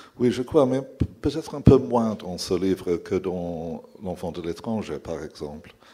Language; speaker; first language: French; non-native, fluent; English